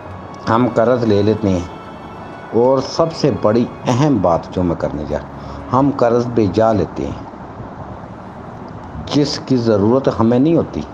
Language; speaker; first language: Urdu; native; Urdu